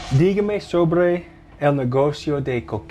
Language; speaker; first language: Spanish; non-native, learner; English